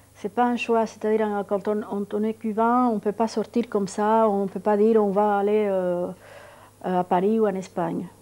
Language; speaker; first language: French; non-native, fluent; Spanish